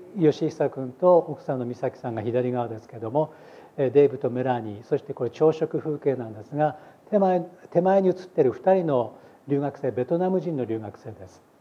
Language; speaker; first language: Japanese; native; Japanese